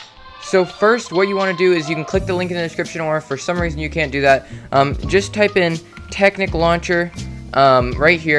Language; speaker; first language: English; native; English